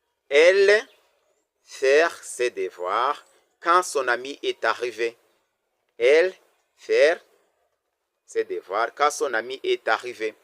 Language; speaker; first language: French; non-native, local second language; Kinyarwanda